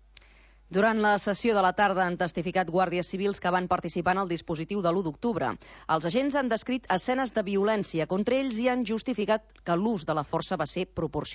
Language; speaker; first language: Catalan; native; Catalan